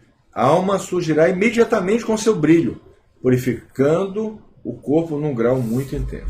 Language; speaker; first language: Portuguese; native; Portuguese